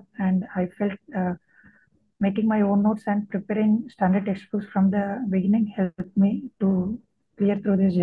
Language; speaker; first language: English; non-native, local second language; Telugu